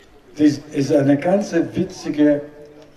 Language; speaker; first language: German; non-native, learner; Italian